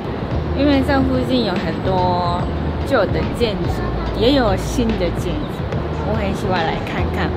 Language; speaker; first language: Chinese; non-native, fluent; Japanese